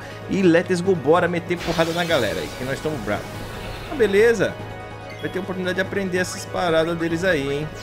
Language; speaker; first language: Portuguese; native; Portuguese